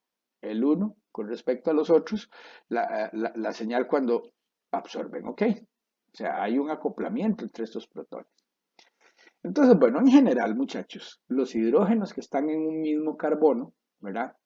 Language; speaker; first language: Spanish; native; Spanish